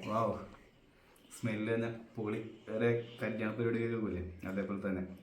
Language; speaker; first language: Malayalam; native; Malayalam